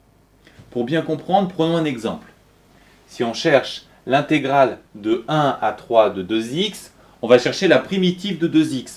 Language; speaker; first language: French; native; French